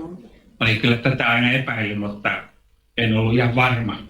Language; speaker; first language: Finnish; native; Finnish